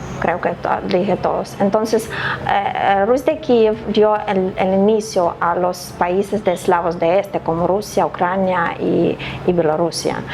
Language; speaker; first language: Spanish; non-native, fluent; Ukrainian